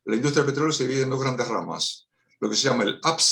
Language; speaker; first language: Spanish; native; Spanish